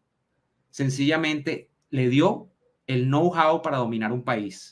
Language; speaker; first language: Spanish; native; Spanish